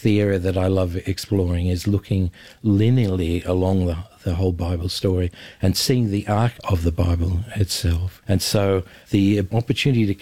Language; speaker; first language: English; native; English